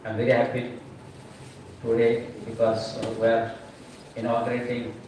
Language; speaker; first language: English; non-native, local second language; Marathi